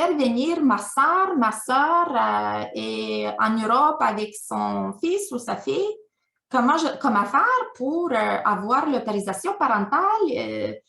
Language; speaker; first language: French; non-native, fluent; Ukrainian